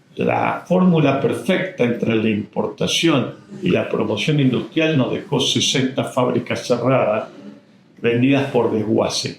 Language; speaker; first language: Spanish; native; Spanish